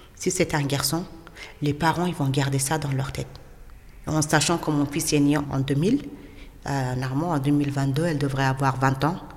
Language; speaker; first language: French; non-native, fluent; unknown